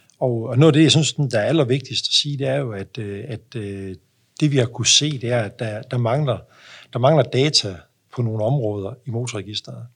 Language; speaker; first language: Danish; native; Danish